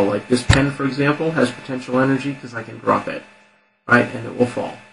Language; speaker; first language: English; native; English